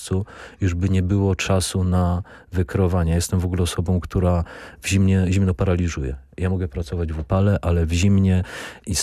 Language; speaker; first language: Polish; native; Polish